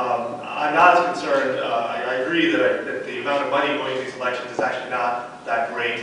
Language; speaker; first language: English; native; English